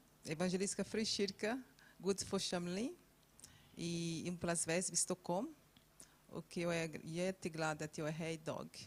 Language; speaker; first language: Swedish; non-native, fluent; Portuguese